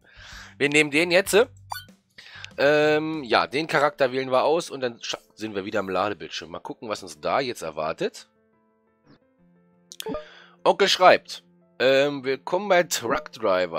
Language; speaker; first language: German; native; German